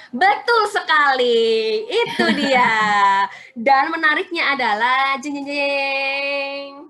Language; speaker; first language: Indonesian; non-native, local second language; Javanese